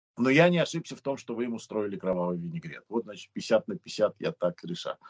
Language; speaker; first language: Russian; native; Russian